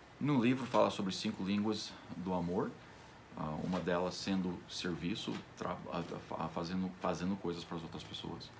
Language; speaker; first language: Portuguese; non-native, fluent; English